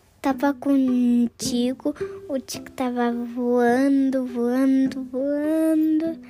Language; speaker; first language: Portuguese; early bilingual, heritage; Portuguese